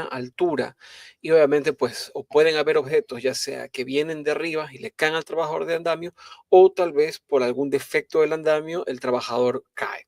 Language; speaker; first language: Spanish; native; Spanish